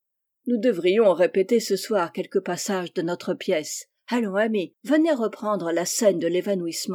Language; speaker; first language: French; native; French